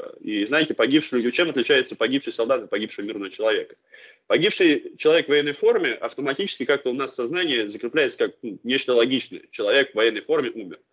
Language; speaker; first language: Russian; native; Russian